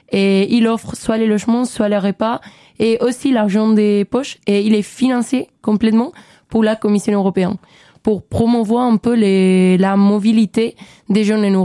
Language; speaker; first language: French; non-native, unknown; Spanish